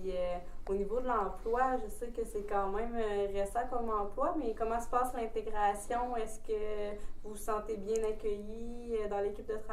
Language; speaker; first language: French; native; French